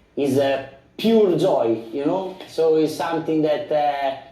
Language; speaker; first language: English; non-native, fluent; Italian